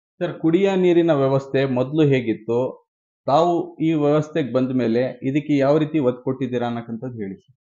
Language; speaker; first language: Kannada; native; Kannada